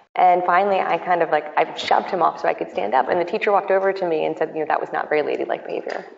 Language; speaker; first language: English; native; English